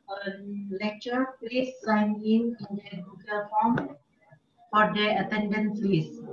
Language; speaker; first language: English; non-native, learner; Indonesian